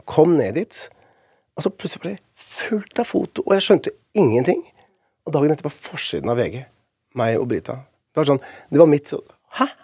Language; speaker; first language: Norwegian; early bilingual, other home language; Spanish